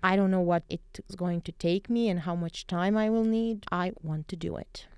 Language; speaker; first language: English; non-native, fluent; Bosnian